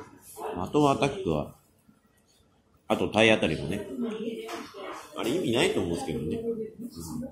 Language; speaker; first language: Japanese; native; Japanese